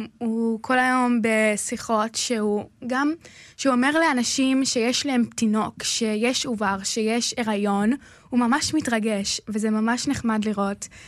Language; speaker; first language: Hebrew; early bilingual, other home language; English